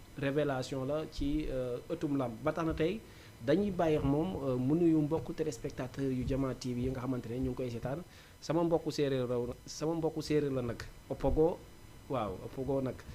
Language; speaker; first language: Wolof; non-native, local second language; Serer